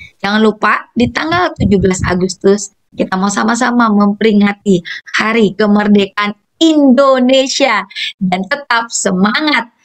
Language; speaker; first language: Indonesian; native; Indonesian